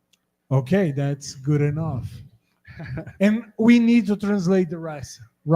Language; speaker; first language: English; non-native, fluent; Portuguese